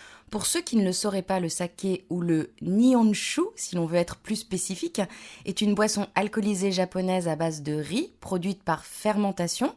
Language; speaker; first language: French; native; French